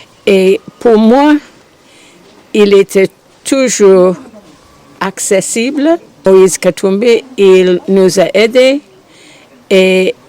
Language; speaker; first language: French; non-native, fluent; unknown